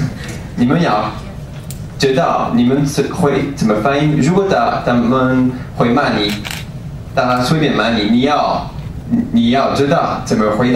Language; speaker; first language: Chinese; non-native, learner; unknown